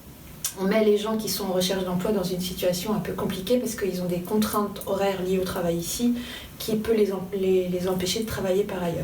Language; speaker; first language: French; native; French